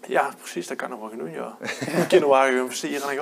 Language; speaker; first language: Dutch; native; Dutch